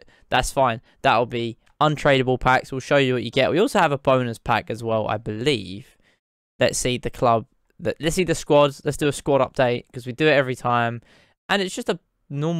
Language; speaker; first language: English; native; English